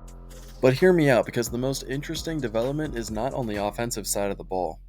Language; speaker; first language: English; native; English